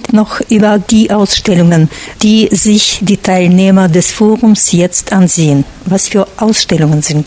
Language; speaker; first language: German; non-native, fluent; Russian